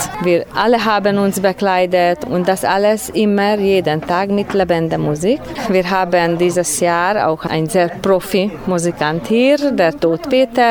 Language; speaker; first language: German; non-native, local second language; Hungarian